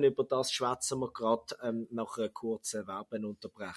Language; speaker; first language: German; native; German